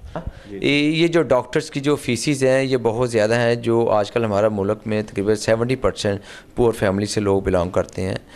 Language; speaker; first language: Urdu; non-native, local second language; Punjabi